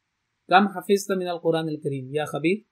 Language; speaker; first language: Arabic; non-native, fluent; Urdu